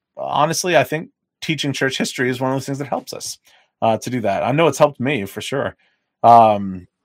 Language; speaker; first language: English; native; English